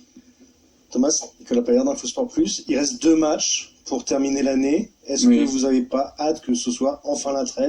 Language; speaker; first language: French; native; French